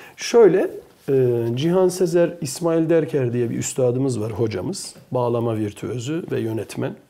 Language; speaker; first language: Turkish; early bilingual, heritage; Turkish